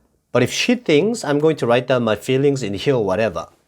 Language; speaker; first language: English; non-native, fluent; Korean